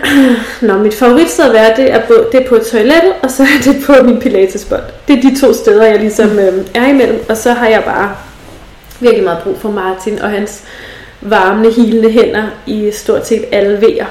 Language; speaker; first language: Danish; native; Danish